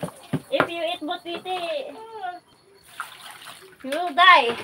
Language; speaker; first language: English; non-native, local second language; Cebuano